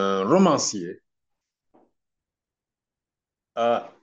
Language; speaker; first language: French; non-native, fluent; Turkish